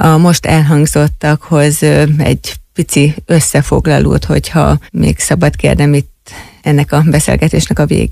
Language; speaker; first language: Hungarian; native; Hungarian